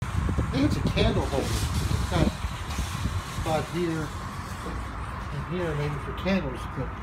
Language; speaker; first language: English; native; English